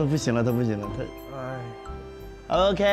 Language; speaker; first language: Chinese; native; Chinese